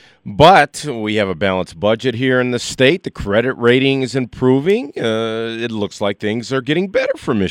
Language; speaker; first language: English; native; English